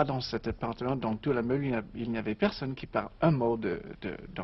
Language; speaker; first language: French; non-native, learner; English